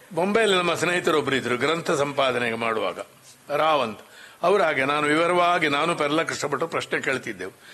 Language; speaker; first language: Kannada; non-native, local second language; Marathi